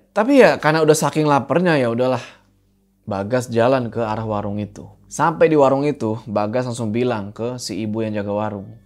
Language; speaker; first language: Indonesian; native; Indonesian